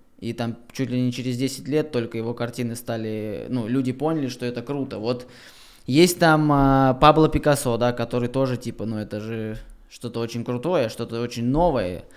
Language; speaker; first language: Russian; native; Russian